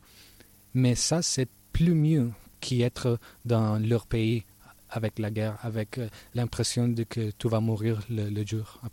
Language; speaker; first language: French; non-native, learner; Spanish